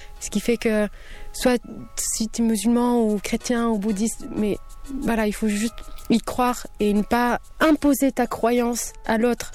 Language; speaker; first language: French; non-native, local second language; Kabyle